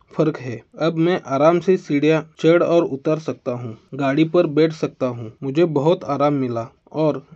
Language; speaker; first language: Hindi; non-native, local second language; Marathi